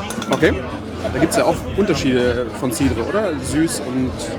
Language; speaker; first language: German; native; German